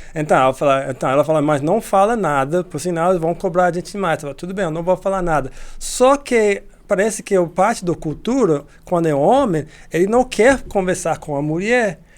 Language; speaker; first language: Portuguese; non-native, fluent; English